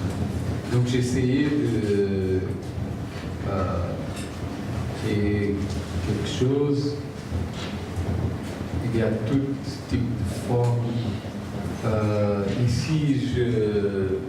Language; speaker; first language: French; non-native, fluent; Portuguese